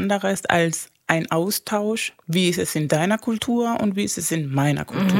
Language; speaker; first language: German; non-native, fluent; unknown